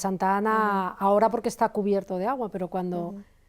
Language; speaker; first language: Spanish; native; Spanish